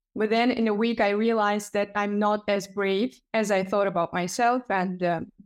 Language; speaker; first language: English; non-native, fluent; Ukrainian